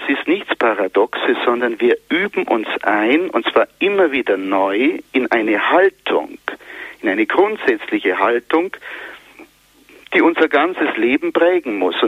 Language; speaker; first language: German; native; German